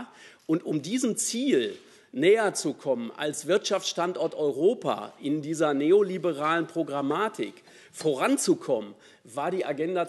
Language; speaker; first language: German; native; German